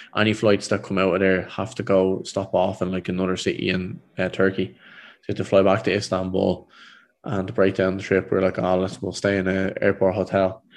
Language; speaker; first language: English; native; English